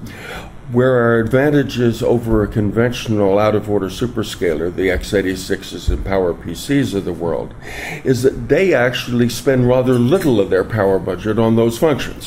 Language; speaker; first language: English; native; English